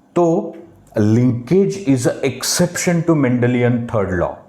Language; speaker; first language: Hindi; non-native, local second language; Marathi